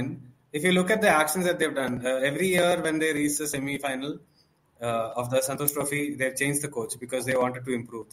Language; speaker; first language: English; non-native, local second language; Malayalam